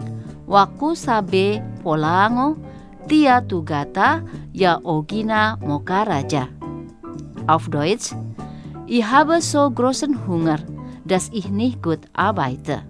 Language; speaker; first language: German; non-native, fluent; Indonesian